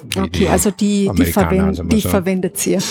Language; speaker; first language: German; native; German